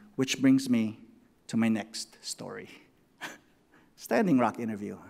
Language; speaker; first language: English; non-native, local second language; Filipino